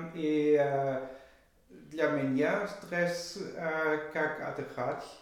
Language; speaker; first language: Russian; non-native, learner; German